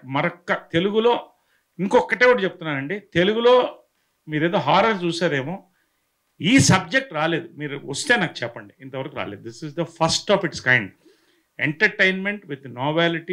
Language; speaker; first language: Telugu; native; Telugu